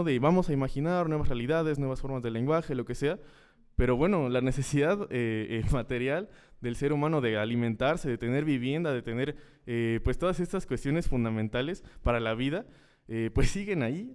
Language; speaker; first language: Spanish; native; Spanish